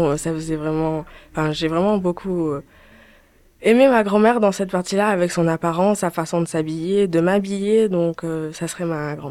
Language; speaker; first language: French; early bilingual, other home language; Chinese